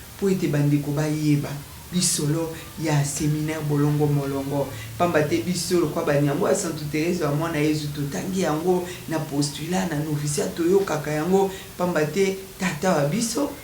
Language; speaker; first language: Lingala; native; Lingala